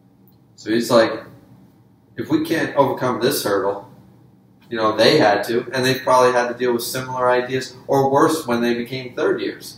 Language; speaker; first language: English; native; English